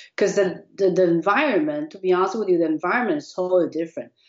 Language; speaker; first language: English; non-native, fluent; Chinese